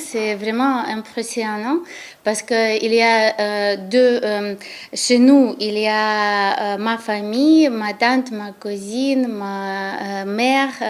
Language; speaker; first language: French; non-native, learner; Ukrainian